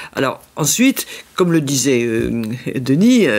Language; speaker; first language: French; native; French